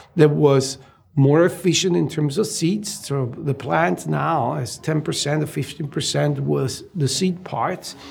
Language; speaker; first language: English; non-native, fluent; Italian